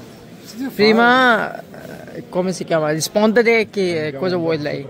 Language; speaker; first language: Italian; non-native, learner; Hindi